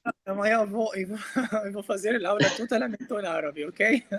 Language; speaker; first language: Portuguese; non-native, learner; Arabic